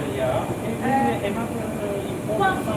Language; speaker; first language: English; non-native, fluent; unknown